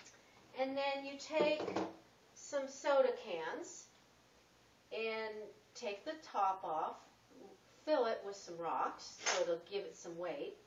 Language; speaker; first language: English; native; English